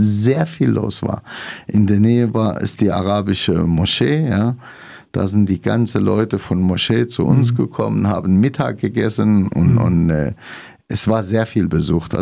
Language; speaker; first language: German; non-native, fluent; Arabic